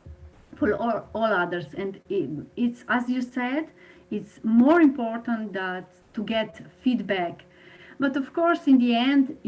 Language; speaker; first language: English; non-native, fluent; Slovenian